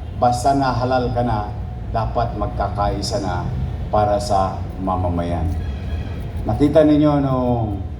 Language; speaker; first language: Filipino; native; Filipino